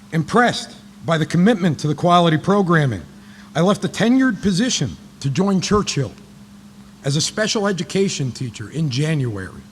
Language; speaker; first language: English; native; English